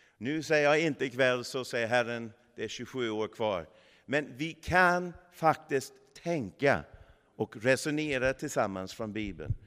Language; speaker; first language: Swedish; non-native, fluent; English